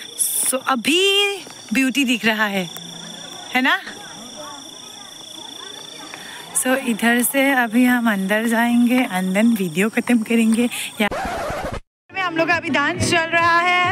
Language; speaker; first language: Hindi; non-native, local second language; Assamese